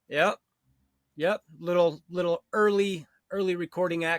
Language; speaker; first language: English; native; English